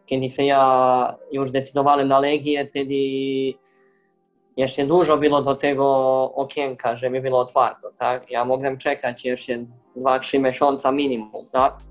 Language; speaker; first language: Polish; non-native, learner; Serbian